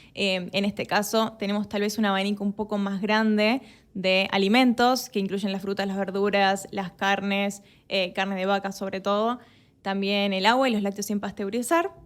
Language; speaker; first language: Spanish; native; Spanish